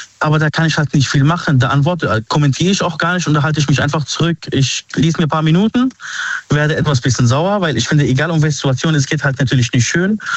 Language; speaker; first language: German; early bilingual, other home language; Arabic